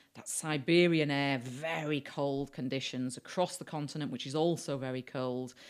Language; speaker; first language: English; native; English